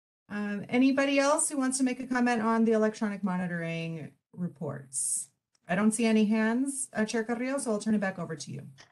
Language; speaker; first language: English; native; English